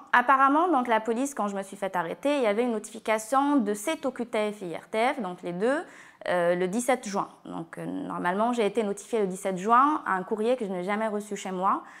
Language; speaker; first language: French; non-native, local second language; Arabic